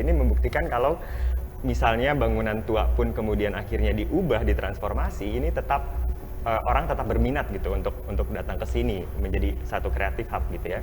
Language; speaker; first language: Indonesian; native; Indonesian